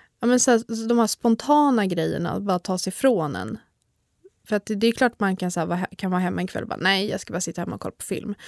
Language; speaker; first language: Swedish; native; Swedish